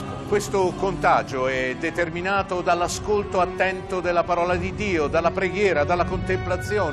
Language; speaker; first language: Italian; native; Italian